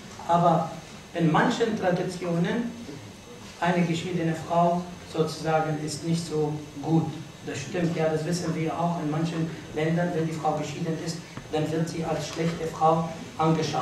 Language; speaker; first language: German; non-native, fluent; Arabic